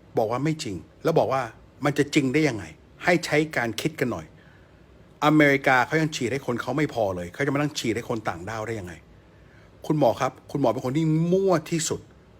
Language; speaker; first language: Thai; native; Thai